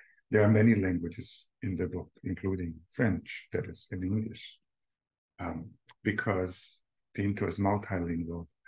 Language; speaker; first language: English; non-native, fluent; Bosnian